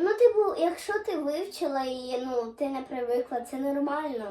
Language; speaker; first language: Ukrainian; non-native, local second language; Russian